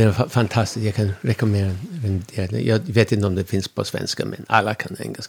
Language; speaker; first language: Swedish; non-native, fluent; English